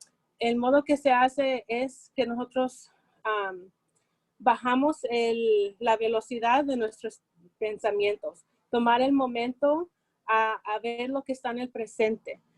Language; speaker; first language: Spanish; early bilingual, heritage; Spanish